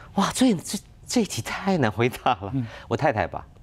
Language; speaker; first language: Chinese; native; Chinese